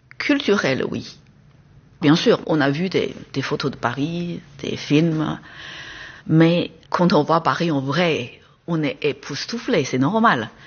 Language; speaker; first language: French; non-native, fluent; Chinese